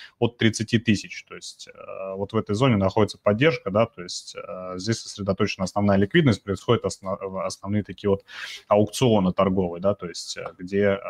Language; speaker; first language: Russian; native; Russian